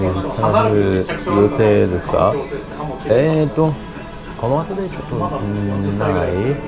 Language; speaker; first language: Japanese; non-native, learner; English